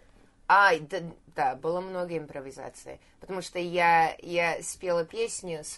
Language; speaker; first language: Russian; early bilingual, heritage; Russian